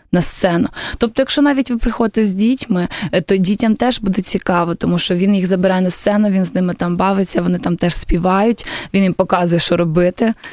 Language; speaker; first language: Ukrainian; native; Ukrainian